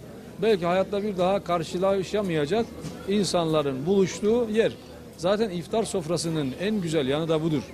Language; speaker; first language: Turkish; native; Turkish